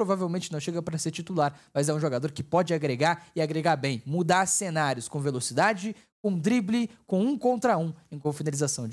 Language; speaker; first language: Portuguese; native; Portuguese